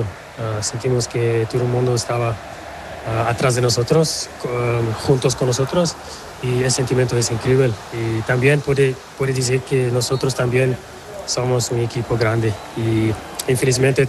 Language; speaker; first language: Spanish; non-native, learner; Portuguese